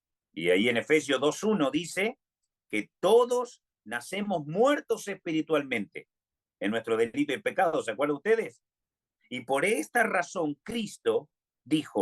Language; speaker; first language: Spanish; native; Spanish